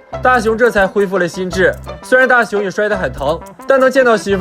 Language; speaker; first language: Chinese; native; Chinese